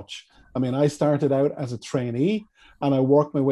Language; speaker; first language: English; native; English